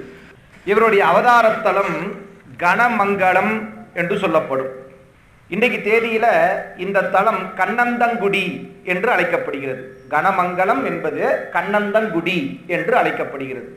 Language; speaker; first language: Tamil; native; Tamil